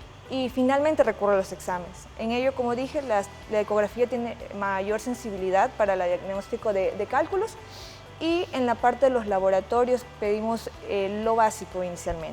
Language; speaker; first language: Spanish; native; Spanish